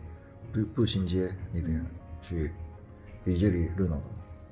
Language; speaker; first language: Chinese; non-native, fluent; Japanese